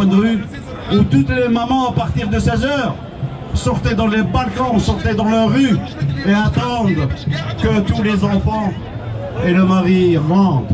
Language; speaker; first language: French; non-native, local second language; Arabic